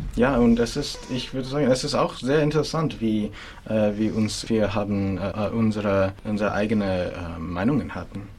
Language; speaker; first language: German; non-native, fluent; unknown